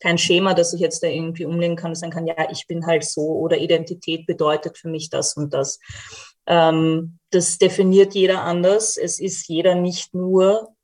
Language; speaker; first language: German; native; German